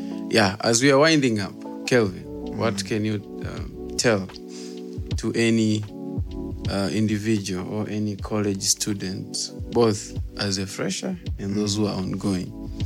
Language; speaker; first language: English; non-native, local second language; Swahili